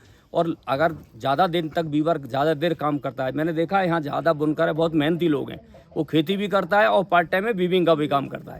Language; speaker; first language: Hindi; native; Hindi